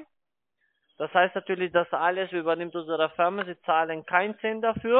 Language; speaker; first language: German; non-native, fluent; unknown